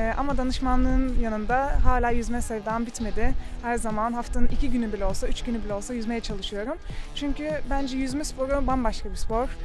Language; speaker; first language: Turkish; early bilingual, heritage; Turkish